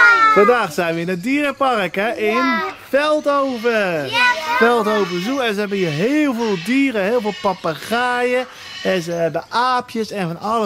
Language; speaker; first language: Dutch; native; Dutch